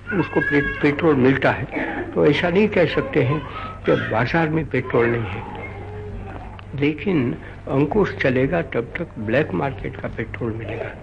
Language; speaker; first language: Hindi; non-native, local second language; Gujarati